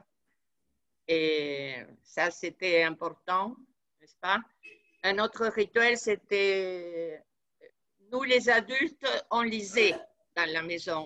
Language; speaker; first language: French; non-native, fluent; Spanish